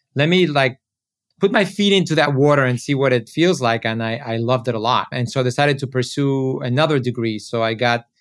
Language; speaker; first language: English; early bilingual, other home language; Spanish